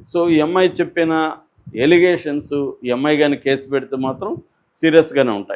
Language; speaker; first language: Telugu; native; Telugu